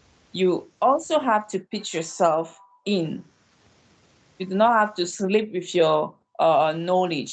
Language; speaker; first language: English; non-native, local second language; French